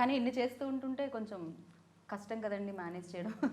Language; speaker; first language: Telugu; native; Telugu